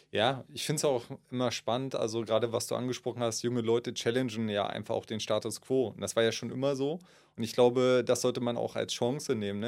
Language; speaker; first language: German; native; German